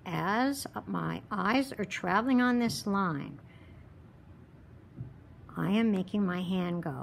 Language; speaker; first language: English; native; English